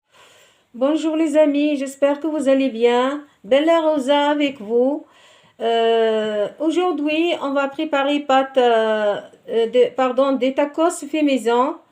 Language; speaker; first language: French; non-native, local second language; Arabic